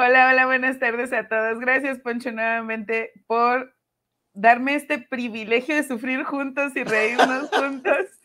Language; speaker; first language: Spanish; native; Spanish